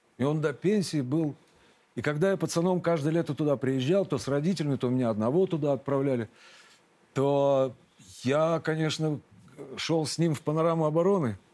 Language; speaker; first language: Russian; native; Russian